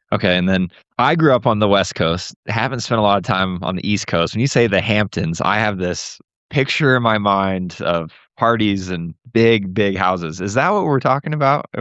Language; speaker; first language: English; native; English